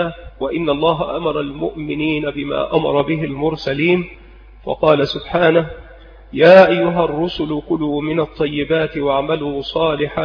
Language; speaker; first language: Arabic; native; Arabic